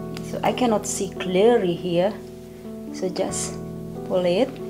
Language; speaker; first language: English; non-native, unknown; Indonesian